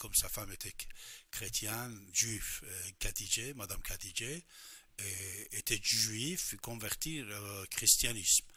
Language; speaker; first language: French; non-native, fluent; Persian